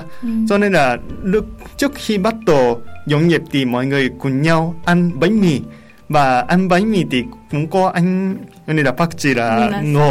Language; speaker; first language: Vietnamese; non-native, learner; Japanese